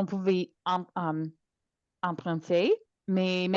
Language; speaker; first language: French; non-native, local second language; English